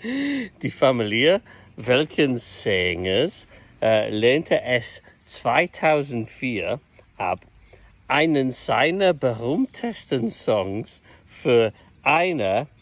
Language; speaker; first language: German; non-native, learner; English